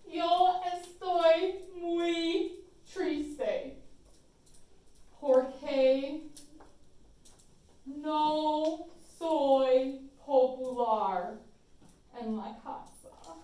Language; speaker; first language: Spanish; non-native, fluent; English